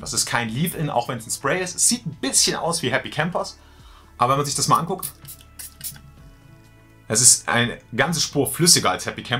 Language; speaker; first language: German; native; German